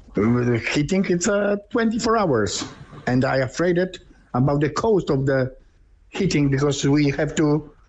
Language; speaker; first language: English; non-native, learner; Polish